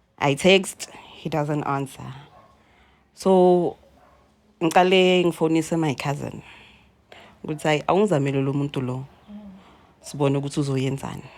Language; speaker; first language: Zulu; native; Zulu